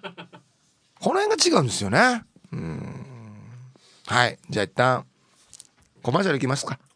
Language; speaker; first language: Japanese; native; Japanese